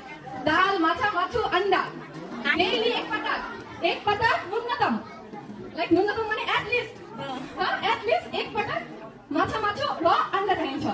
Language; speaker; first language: Nepali; non-native, learner; Bangla